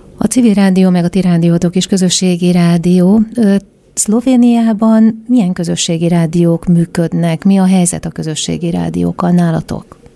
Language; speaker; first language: Hungarian; native; Hungarian